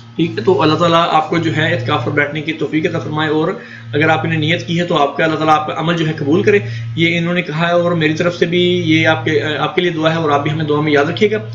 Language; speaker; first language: Hindi; non-native, local second language; Punjabi